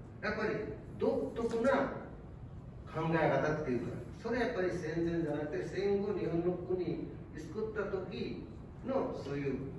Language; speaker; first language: Japanese; non-native, fluent; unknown